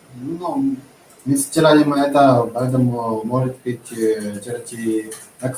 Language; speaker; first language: Russian; non-native, learner; Chinese